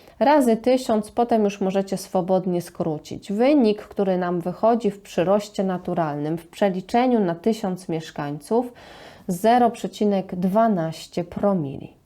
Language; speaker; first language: Polish; native; Polish